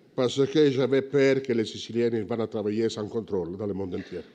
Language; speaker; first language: French; non-native, learner; Sicilian